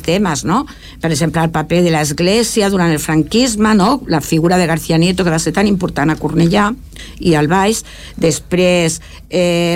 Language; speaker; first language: Catalan; native; Catalan